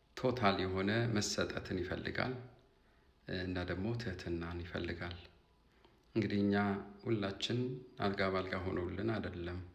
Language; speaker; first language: Amharic; native; Amharic